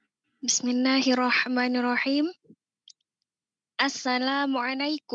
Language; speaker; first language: Arabic; non-native, learner; Indonesian